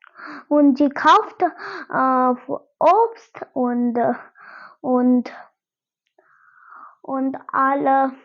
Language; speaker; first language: German; non-native, learner; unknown